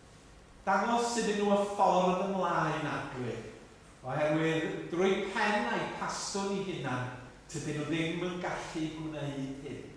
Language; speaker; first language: Welsh; native; Welsh